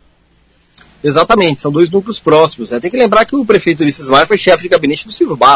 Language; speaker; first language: Portuguese; native; Portuguese